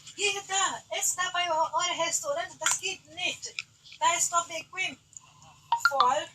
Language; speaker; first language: German; non-native, learner; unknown